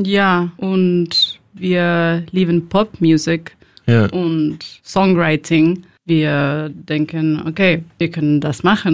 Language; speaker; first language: German; non-native, learner; Spanish